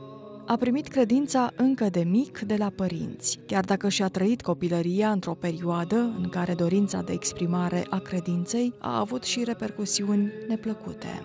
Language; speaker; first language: Romanian; native; Romanian